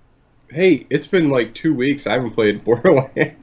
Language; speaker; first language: English; native; English